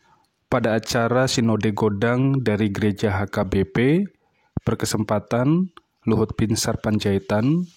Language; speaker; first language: Indonesian; native; Indonesian